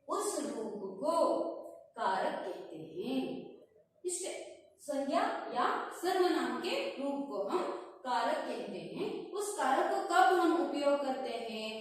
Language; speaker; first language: Hindi; non-native, local second language; Kannada